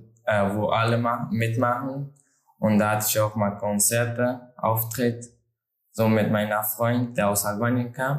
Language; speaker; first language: German; non-native, learner; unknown